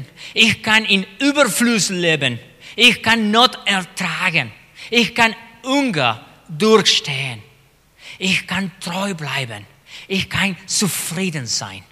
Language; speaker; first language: German; non-native, fluent; Spanish